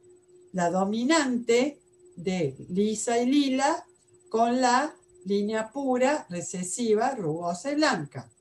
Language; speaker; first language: Spanish; native; Spanish